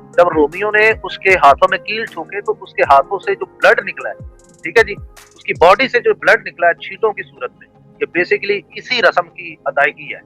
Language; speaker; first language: Urdu; non-native, local second language; Punjabi